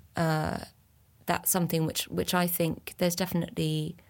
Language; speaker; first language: English; early bilingual, other home language; French